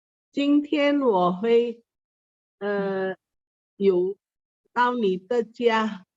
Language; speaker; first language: Chinese; non-native, learner; Indonesian